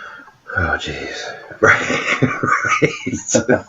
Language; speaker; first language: English; native; English